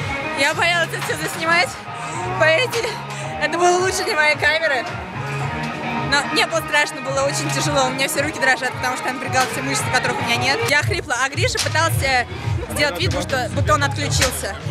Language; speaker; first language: Russian; native; Russian